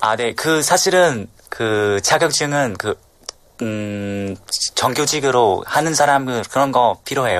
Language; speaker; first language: Korean; non-native, learner; Vietnamese